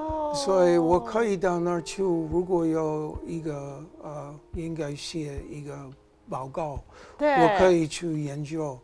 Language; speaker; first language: Chinese; non-native, learner; English